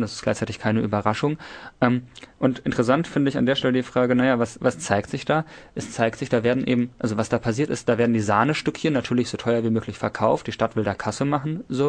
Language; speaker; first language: German; native; German